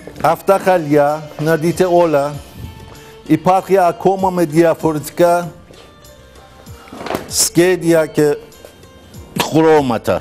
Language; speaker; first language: Greek; non-native, learner; Persian